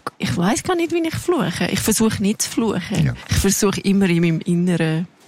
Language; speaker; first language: German; non-native, local second language; Romansh